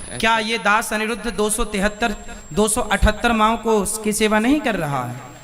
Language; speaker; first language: Hindi; native; Hindi